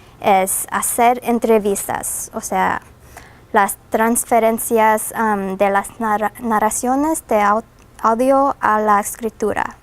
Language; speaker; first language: Spanish; non-native, fluent; English